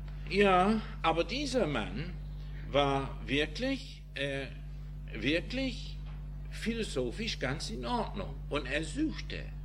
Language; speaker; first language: German; non-native, fluent; English